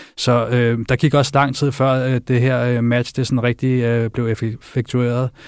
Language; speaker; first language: Danish; native; Danish